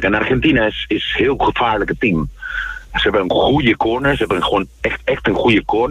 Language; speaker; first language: Dutch; non-native, fluent; Spanish